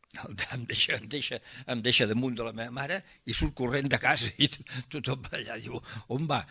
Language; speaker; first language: Catalan; early bilingual, heritage; Catalan